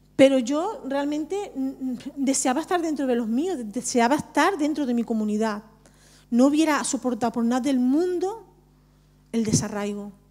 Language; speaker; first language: Spanish; native; Spanish